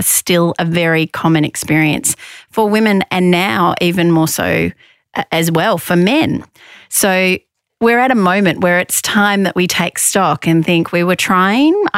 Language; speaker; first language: English; native; English